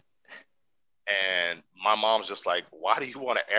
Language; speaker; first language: English; native; English